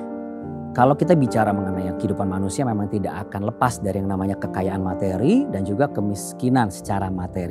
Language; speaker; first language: Indonesian; native; Indonesian